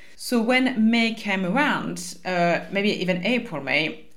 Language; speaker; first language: English; non-native, fluent; French